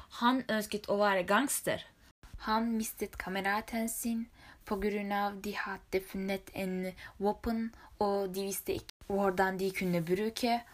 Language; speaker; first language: Norwegian; non-native, learner; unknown